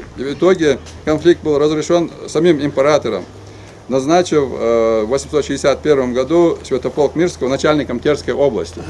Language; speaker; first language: Russian; non-native, local second language; Ingush